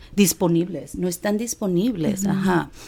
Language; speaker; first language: Spanish; early bilingual, heritage; Spanish